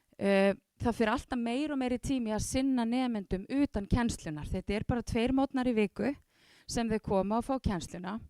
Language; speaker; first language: Icelandic; native; Icelandic